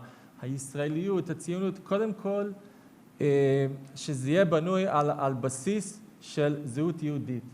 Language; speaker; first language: Hebrew; non-native, fluent; English